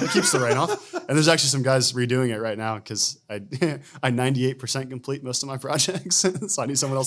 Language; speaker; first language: English; native; English